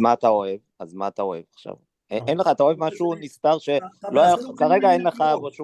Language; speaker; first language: Hebrew; native; Hebrew